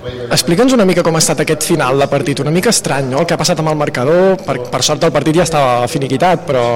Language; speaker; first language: Catalan; native; Catalan